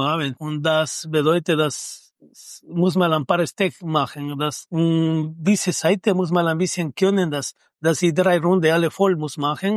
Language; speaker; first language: German; non-native, learner; Spanish